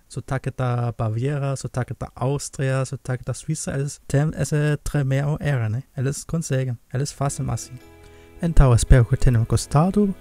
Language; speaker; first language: Portuguese; non-native, fluent; German